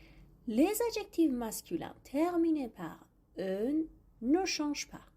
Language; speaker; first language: French; non-native, fluent; Persian